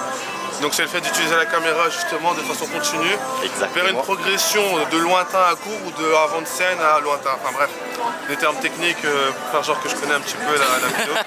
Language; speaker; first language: French; native; French